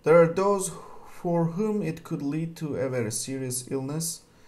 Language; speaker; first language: English; non-native, fluent; Turkish